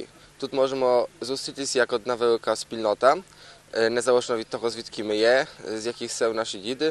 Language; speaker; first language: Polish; non-native, local second language; Rusyn